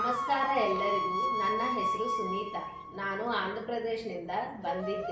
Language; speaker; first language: Kannada; non-native, learner; Telugu